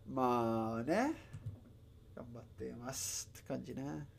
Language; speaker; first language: Japanese; non-native, learner; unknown